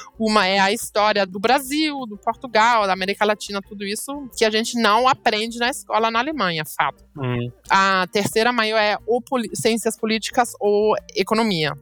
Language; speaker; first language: Portuguese; non-native, fluent; German